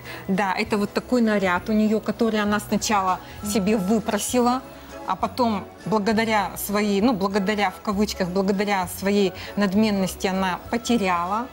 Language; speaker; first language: Russian; native; Russian